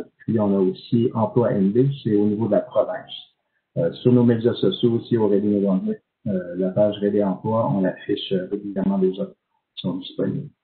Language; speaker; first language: French; native; French